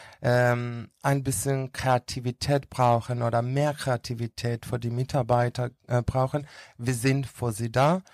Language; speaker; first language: German; non-native, learner; Greek